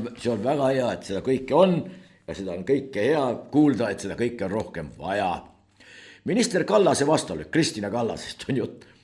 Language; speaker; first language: Estonian; native; Estonian